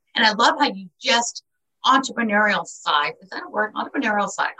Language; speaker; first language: English; native; English